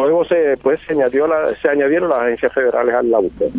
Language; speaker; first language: Spanish; native; Spanish